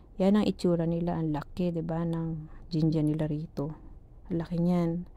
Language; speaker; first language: Filipino; native; Filipino